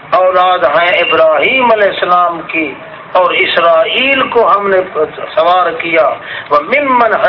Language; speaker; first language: Urdu; non-native, local second language; Saraiki